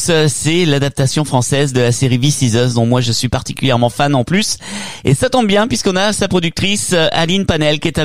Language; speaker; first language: French; native; French